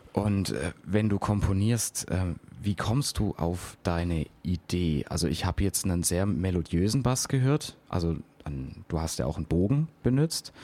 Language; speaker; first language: German; native; German